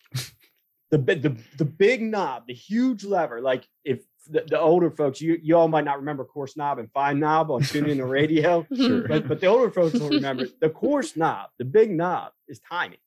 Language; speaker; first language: English; native; English